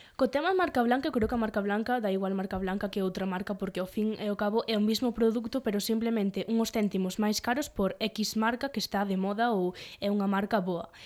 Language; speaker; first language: Galician; non-native, local second language; Spanish